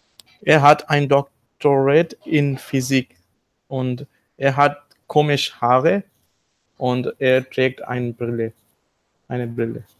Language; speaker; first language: German; non-native, learner; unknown